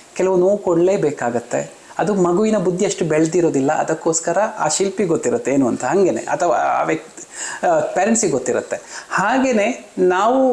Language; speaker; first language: Kannada; non-native, local second language; Malayalam